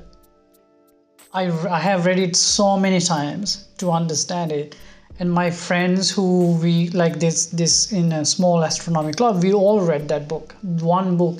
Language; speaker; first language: English; non-native, local second language; Sinhala